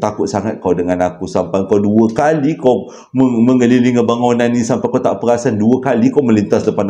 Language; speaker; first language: Malay; native; Malay